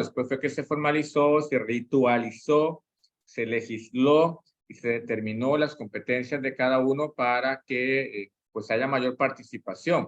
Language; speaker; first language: Spanish; native; Spanish